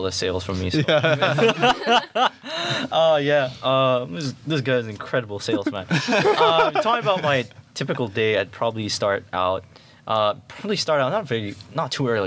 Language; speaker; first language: English; non-native, local second language; Filipino